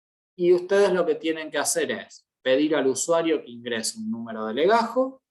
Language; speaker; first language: Spanish; native; Spanish